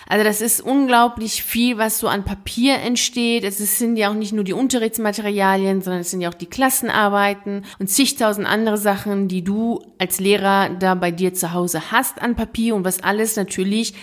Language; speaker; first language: German; native; German